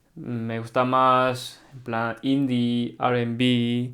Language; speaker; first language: Spanish; early bilingual, other home language; Korean